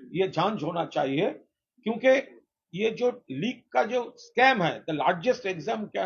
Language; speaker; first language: Hindi; non-native, local second language; Bangla